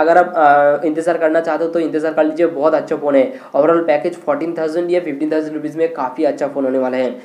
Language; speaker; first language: Hindi; non-native, local second language; Bangla